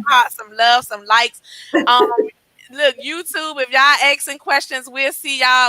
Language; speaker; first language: English; native; English